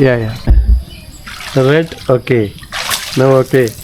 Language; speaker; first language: English; non-native, local second language; Malayalam